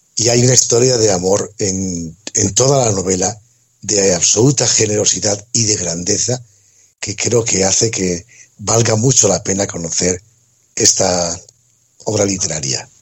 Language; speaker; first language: Spanish; native; Spanish